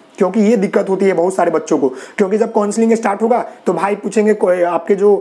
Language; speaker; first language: Hindi; native; Hindi